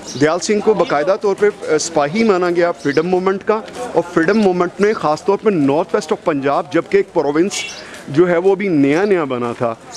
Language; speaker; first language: Urdu; non-native, local second language; Punjabi